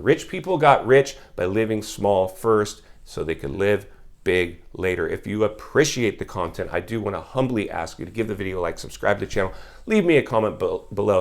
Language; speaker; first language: English; native; English